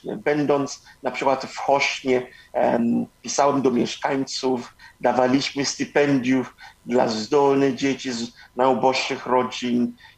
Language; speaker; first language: Polish; non-native, fluent; Igbo